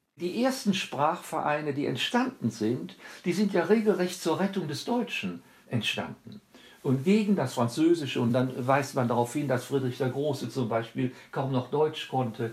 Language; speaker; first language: German; native; German